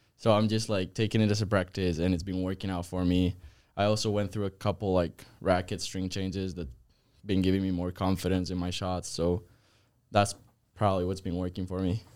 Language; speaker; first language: English; non-native, fluent; Spanish